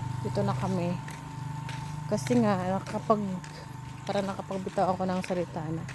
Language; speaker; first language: Filipino; non-native, local second language; Cebuano